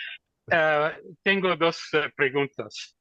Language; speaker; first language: Spanish; non-native, learner; English